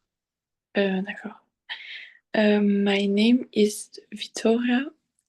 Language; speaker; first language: English; non-native, learner; French